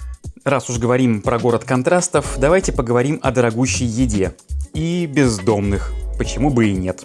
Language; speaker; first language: Russian; native; Russian